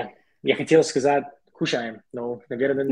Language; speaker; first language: Russian; non-native, learner; English